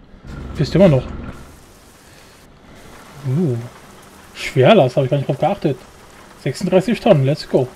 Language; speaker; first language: German; native; German